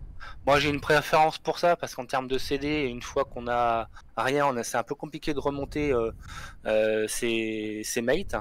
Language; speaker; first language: French; native; French